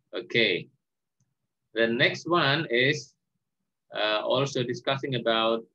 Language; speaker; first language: English; non-native, fluent; Indonesian